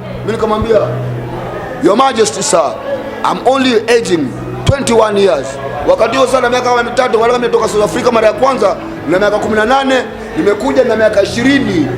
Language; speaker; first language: Swahili; native; Swahili